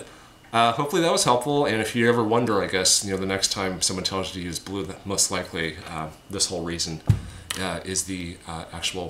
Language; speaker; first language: English; native; English